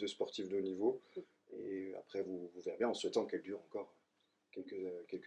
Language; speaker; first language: French; native; French